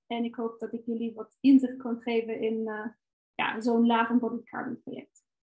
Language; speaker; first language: Dutch; non-native, fluent; German